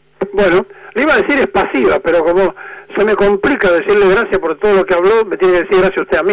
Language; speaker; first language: Spanish; native; Spanish